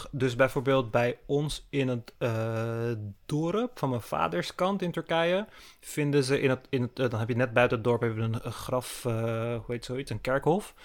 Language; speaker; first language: Dutch; early bilingual, other home language; Turkish